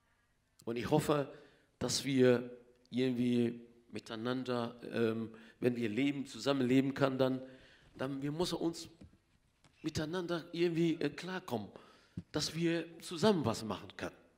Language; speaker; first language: German; non-native, learner; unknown